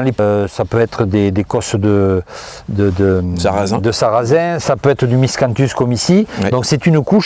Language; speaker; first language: French; native; French